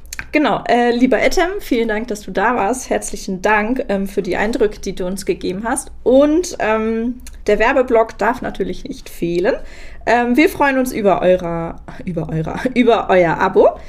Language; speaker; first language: German; native; German